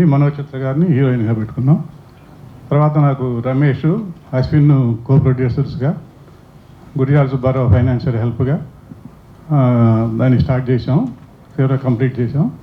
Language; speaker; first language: Telugu; native; Telugu